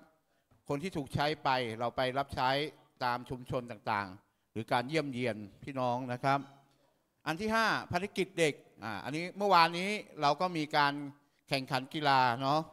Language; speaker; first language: Thai; native; Thai